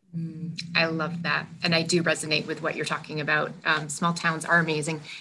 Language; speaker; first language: English; native; English